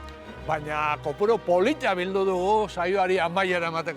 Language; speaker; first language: Basque; native; Basque